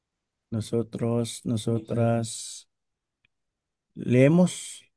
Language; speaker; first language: Spanish; non-native, learner; Filipino